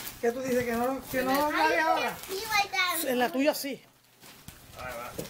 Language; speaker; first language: Spanish; native; Spanish